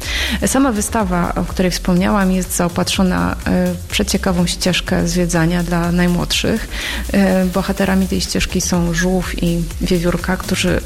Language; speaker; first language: Polish; native; Polish